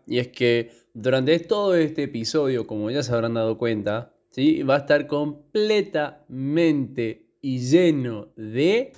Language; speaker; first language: Spanish; native; Spanish